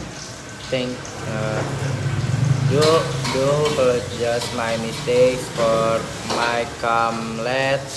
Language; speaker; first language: English; non-native, learner; Indonesian